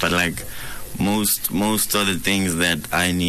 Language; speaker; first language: English; non-native, local second language; Swati